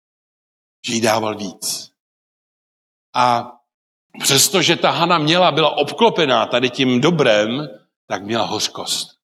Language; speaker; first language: Czech; non-native, local second language; Polish